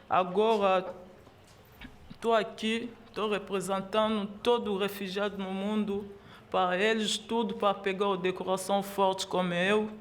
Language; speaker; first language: Portuguese; non-native, learner; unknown